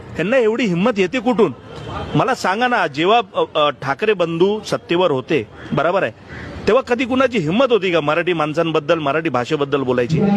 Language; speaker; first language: Marathi; non-native, local second language; Gujarati